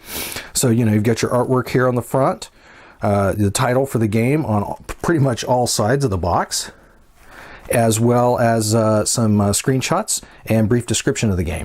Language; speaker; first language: English; native; English